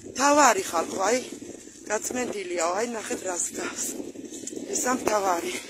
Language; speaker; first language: Georgian; native; Georgian